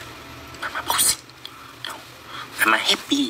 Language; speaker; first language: English; non-native, learner; Vietnamese